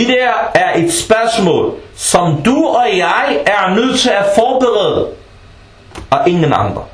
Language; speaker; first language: Danish; early bilingual, other home language; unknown